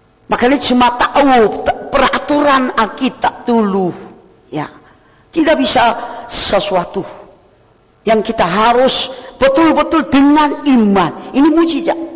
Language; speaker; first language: Indonesian; non-native, fluent; Korean